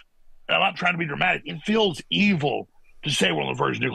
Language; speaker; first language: English; native; English